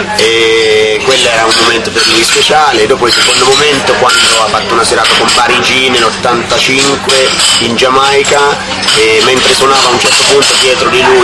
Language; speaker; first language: Italian; native; Italian